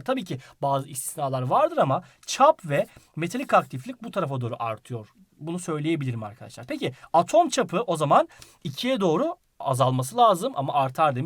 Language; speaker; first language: Turkish; native; Turkish